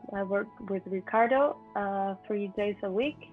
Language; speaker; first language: English; non-native, fluent; Spanish